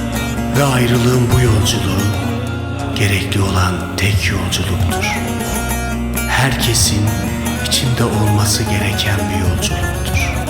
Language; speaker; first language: Turkish; native; Turkish